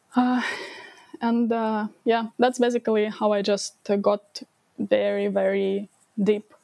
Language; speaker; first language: English; non-native, fluent; Ukrainian